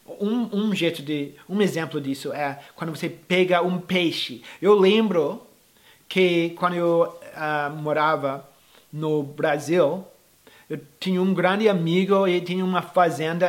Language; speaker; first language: Portuguese; non-native, fluent; English